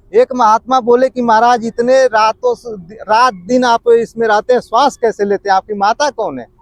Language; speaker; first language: Hindi; native; Hindi